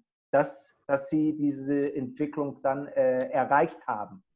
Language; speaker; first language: German; non-native, fluent; Portuguese